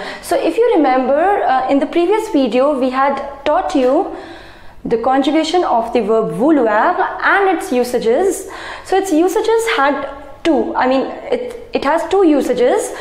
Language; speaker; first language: English; non-native, local second language; Hindi